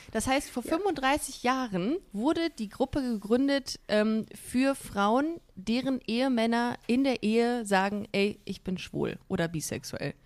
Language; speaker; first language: German; native; German